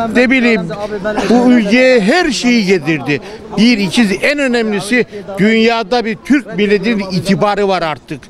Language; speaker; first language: Turkish; native; Turkish